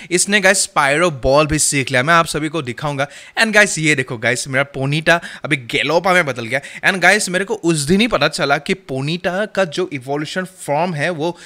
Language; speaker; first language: Hindi; native; Hindi